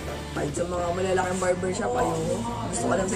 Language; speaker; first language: Filipino; native; Filipino